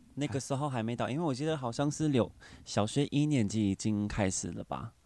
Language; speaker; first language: Chinese; non-native, fluent; English